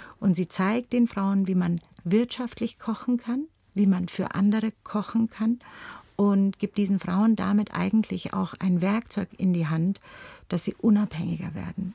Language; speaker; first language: German; early bilingual, other home language; Turkish